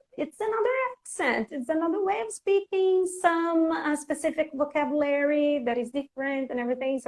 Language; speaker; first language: English; non-native, fluent; Portuguese